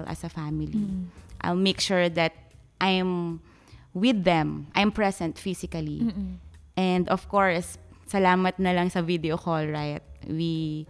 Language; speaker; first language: English; non-native, local second language; Filipino